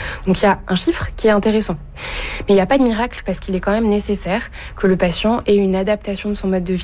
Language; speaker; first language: French; native; French